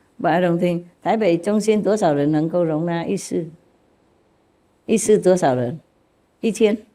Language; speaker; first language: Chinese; non-native, fluent; Vietnamese